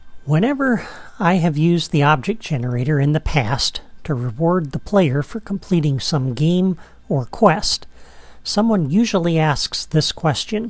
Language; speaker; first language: English; native; English